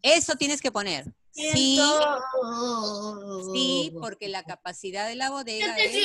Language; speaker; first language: Spanish; native; Spanish